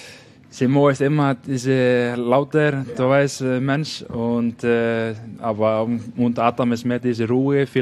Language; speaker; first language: German; non-native, learner; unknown